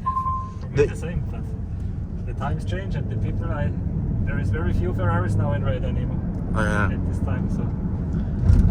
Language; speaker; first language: English; non-native, fluent; German